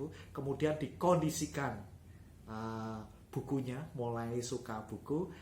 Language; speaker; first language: Indonesian; native; Indonesian